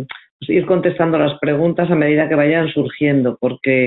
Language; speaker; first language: Spanish; native; Spanish